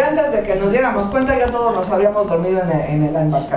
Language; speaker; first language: Spanish; native; Spanish